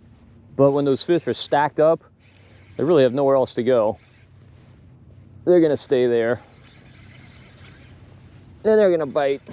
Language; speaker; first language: English; native; English